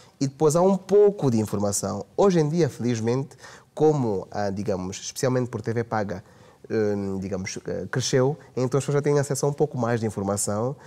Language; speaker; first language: Portuguese; native; Portuguese